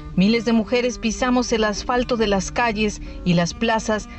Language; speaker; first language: Spanish; native; Spanish